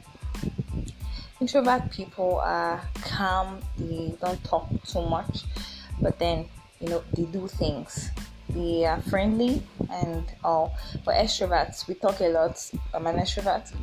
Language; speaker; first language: English; non-native, local second language; Yoruba